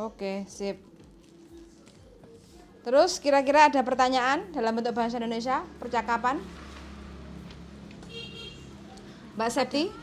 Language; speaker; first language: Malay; non-native, local second language; Javanese